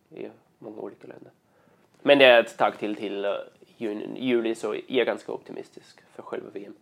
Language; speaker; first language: Swedish; non-native, fluent; German